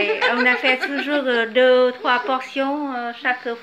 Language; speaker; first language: French; non-native, fluent; Vietnamese